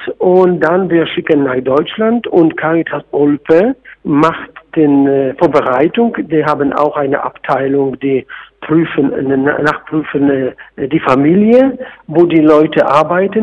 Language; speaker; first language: German; non-native, fluent; Polish